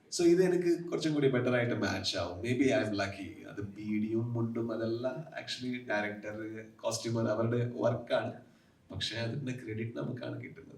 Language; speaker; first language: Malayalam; non-native, learner; Kannada